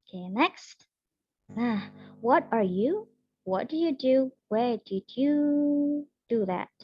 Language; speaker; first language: English; non-native, learner; Indonesian